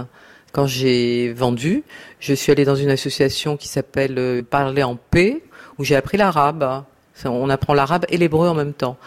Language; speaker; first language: French; native; French